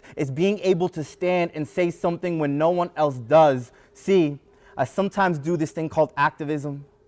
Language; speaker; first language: English; early bilingual, other home language; Spanish